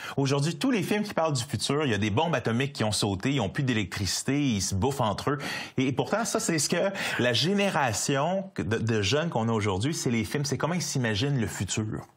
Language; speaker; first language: French; native; French